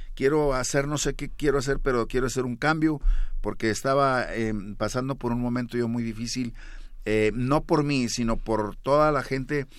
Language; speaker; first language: Spanish; native; Spanish